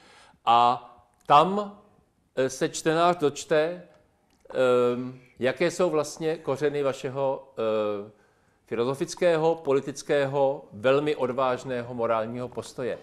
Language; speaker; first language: Czech; native; Czech